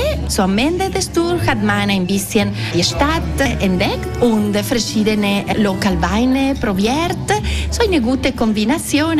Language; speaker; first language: German; non-native, local second language; Italian